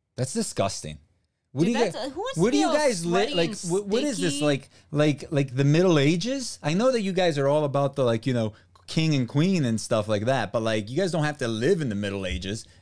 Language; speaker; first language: English; non-native, fluent; Portuguese